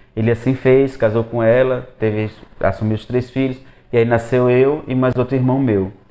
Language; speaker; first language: Portuguese; early bilingual, other home language; Spanish